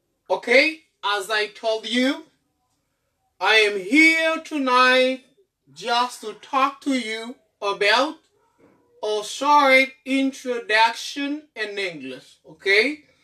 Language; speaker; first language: English; non-native, fluent; Haitian Creole